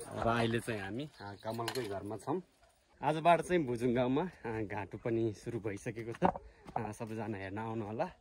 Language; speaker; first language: Nepali; non-native, local second language; Gurung